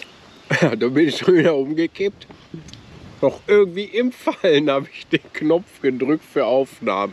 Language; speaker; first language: German; native; German